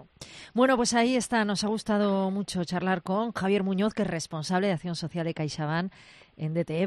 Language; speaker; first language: Spanish; native; Spanish